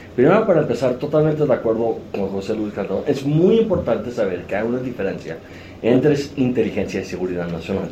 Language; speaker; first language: Spanish; non-native, fluent; Greek